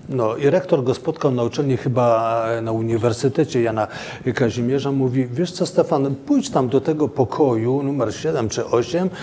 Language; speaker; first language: Polish; native; Polish